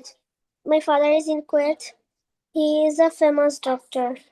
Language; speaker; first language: English; non-native, learner; Bangla